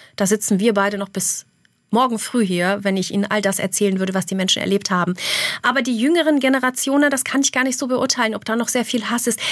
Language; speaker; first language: German; early bilingual, other home language; Albanian